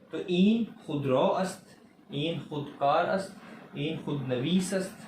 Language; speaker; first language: Persian; non-native, fluent; Urdu